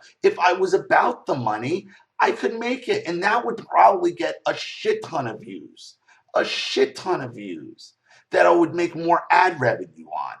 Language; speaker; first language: English; native; English